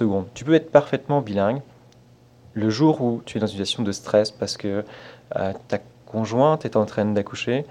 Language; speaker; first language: French; native; French